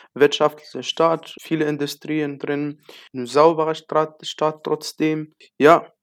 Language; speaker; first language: German; non-native, learner; Arabic